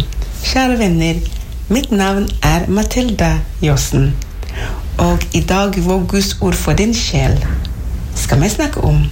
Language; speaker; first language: Norwegian; non-native, fluent; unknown